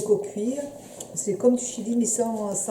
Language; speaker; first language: French; native; French